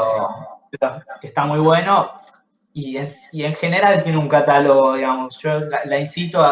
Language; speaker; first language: Spanish; native; Spanish